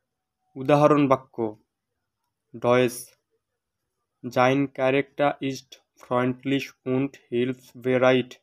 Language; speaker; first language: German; non-native, fluent; Bangla